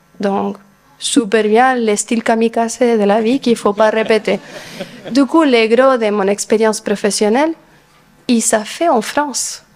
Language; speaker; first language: French; non-native, fluent; Spanish